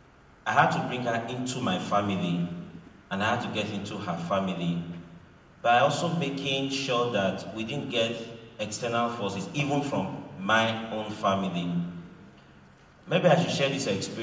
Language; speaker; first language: English; non-native, local second language; Esan